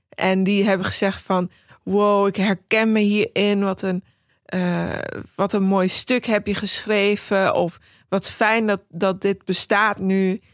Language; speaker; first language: Dutch; early bilingual, other home language; Persian